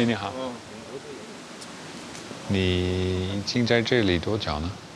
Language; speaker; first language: Chinese; non-native, fluent; Dutch